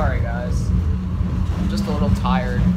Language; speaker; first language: English; native; English